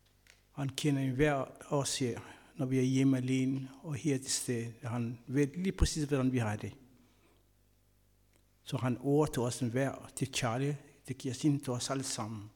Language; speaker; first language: Danish; non-native, fluent; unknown